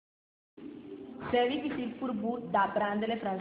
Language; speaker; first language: French; non-native, learner; Spanish